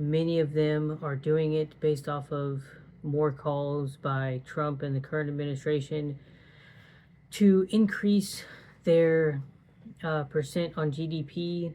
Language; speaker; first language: English; native; English